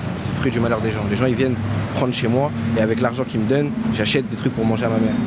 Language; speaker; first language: French; native; French